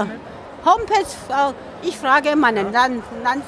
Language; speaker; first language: German; non-native, fluent; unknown